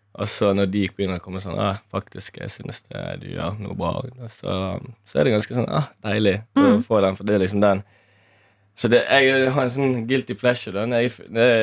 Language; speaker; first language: Norwegian; native; Norwegian